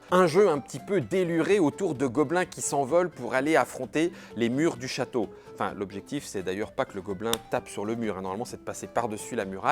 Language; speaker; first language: French; native; French